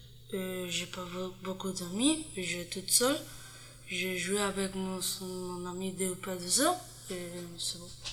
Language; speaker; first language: French; non-native, learner; Spanish